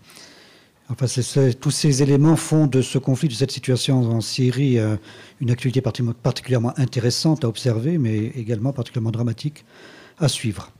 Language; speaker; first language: French; native; French